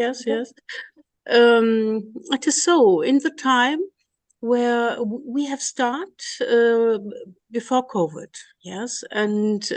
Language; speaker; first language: English; non-native, learner; German